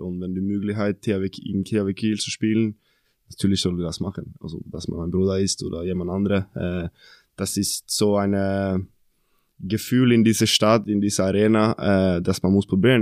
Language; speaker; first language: German; non-native, fluent; Norwegian